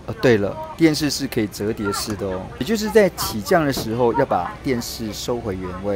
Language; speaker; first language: Chinese; native; Chinese